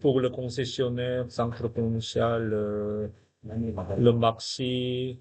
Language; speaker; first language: French; non-native, fluent; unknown